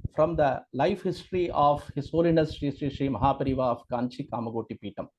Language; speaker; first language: English; non-native, local second language; Tamil